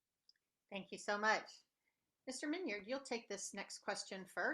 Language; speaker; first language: English; native; English